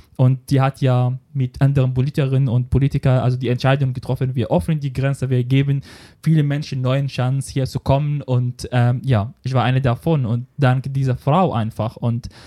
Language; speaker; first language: German; non-native, fluent; Arabic